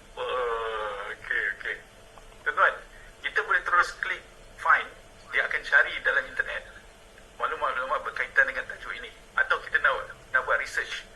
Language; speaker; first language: Malay; native; Malay